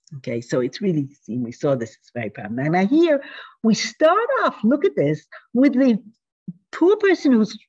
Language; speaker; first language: English; native; English